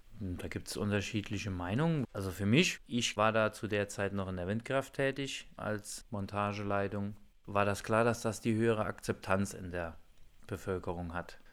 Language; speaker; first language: German; native; German